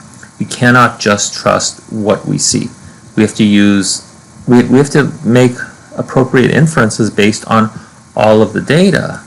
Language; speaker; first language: English; native; English